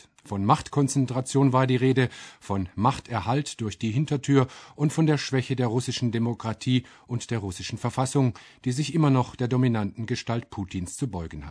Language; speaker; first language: German; native; German